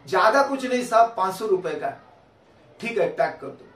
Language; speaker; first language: Hindi; non-native, local second language; Marathi